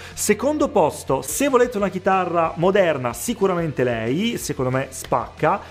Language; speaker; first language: Italian; native; Italian